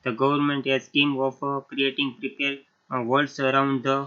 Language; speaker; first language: English; non-native, local second language; Gujarati